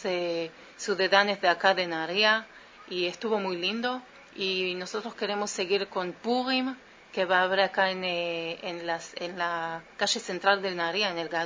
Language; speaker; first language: Spanish; early bilingual, heritage; Spanish